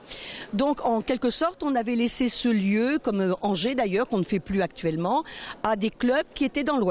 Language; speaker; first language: French; native; French